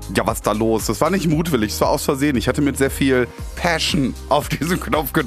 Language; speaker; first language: German; native; German